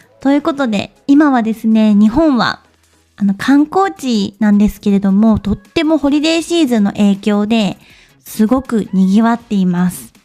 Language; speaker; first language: Japanese; native; Japanese